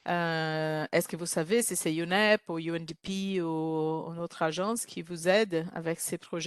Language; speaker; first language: French; non-native, learner; Portuguese